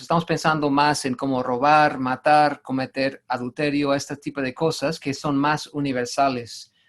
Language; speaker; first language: Spanish; non-native, fluent; English